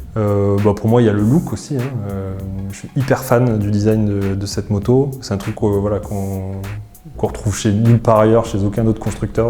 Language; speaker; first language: French; native; French